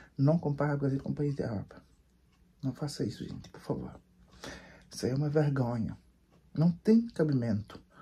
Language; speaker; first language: Portuguese; non-native, local second language; Kabuverdianu